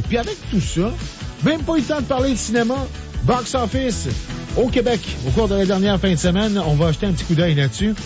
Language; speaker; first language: French; native; French